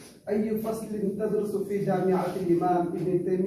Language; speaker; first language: Arabic; non-native, learner; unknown